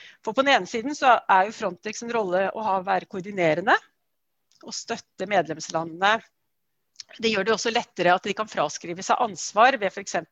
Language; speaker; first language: Norwegian; native; Norwegian